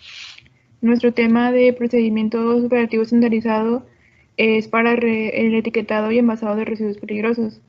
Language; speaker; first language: Spanish; native; Spanish